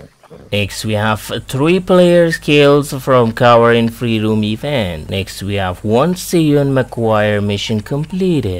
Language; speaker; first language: English; non-native, fluent; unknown